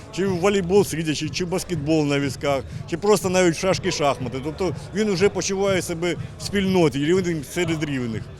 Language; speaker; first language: Ukrainian; native; Ukrainian